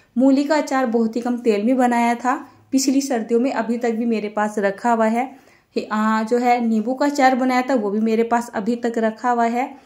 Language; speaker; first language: Hindi; native; Hindi